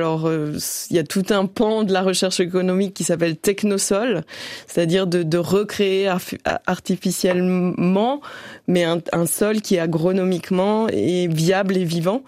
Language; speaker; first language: French; native; French